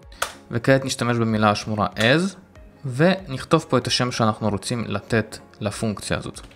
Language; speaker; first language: Hebrew; native; Hebrew